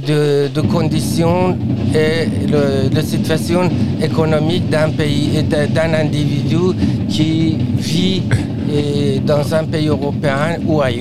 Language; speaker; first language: French; non-native, fluent; Persian